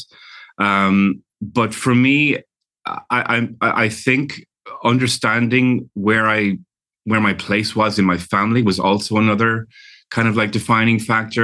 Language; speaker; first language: English; native; English